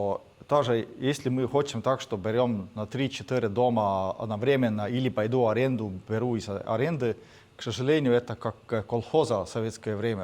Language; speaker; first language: Russian; non-native, fluent; Estonian